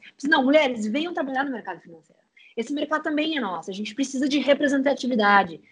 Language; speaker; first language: Portuguese; native; Portuguese